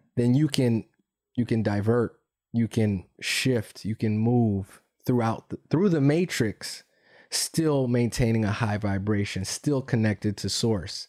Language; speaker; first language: English; early bilingual, other home language; Spanish